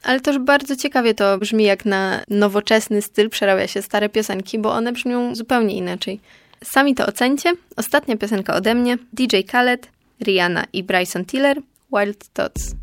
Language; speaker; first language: Polish; native; Polish